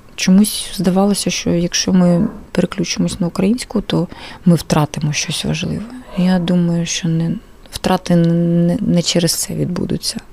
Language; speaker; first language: Ukrainian; non-native, local second language; Russian